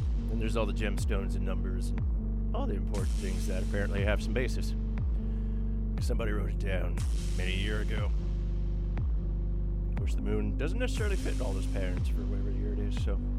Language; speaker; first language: English; early bilingual, other home language; Finnish